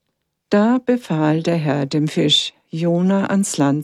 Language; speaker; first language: German; native; German